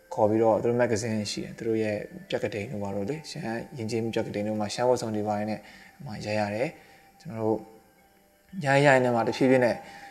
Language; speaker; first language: Burmese; non-native, local second language; Shan